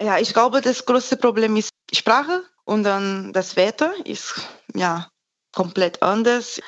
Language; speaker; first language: German; non-native, fluent; Portuguese